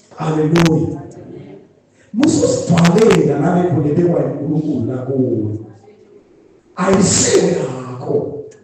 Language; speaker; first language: Zulu; non-native, local second language; Swati